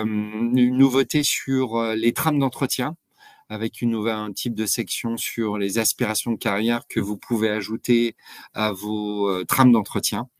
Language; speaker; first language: French; native; French